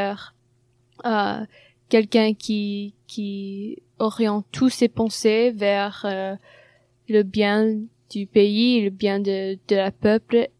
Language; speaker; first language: French; non-native, fluent; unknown